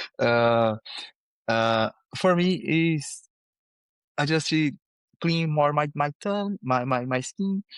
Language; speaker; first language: English; non-native, learner; Portuguese